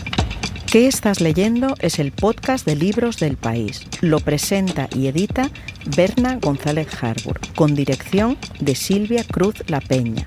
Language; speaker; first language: Spanish; native; Spanish